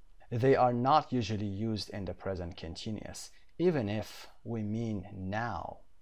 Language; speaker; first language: English; non-native, fluent; Persian